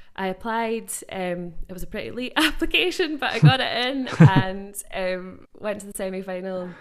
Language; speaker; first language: English; native; English